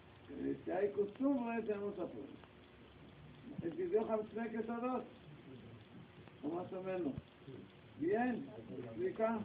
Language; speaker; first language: Spanish; non-native, learner; Hebrew